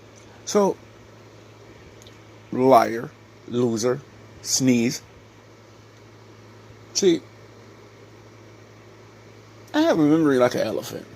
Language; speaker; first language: English; native; English